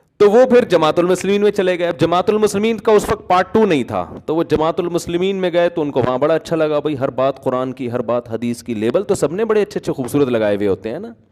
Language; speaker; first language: Urdu; native; Urdu